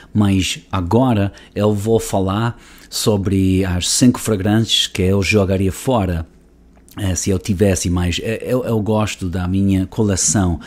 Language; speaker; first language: Portuguese; non-native, learner; Spanish